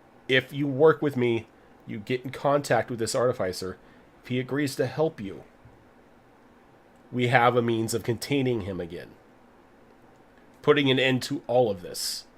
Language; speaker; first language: English; native; English